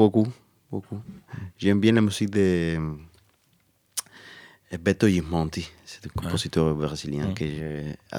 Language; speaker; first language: French; non-native, learner; Spanish